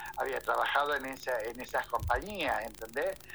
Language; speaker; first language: Spanish; native; Spanish